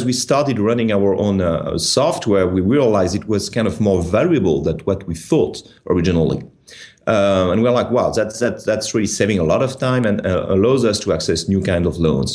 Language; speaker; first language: English; non-native, fluent; French